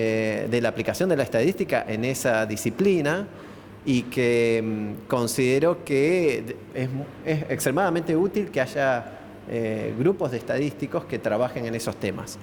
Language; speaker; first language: Spanish; native; Spanish